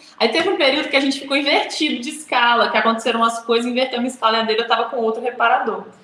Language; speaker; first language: Portuguese; native; Portuguese